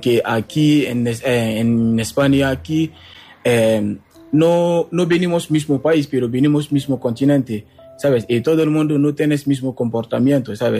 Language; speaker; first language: Spanish; non-native, learner; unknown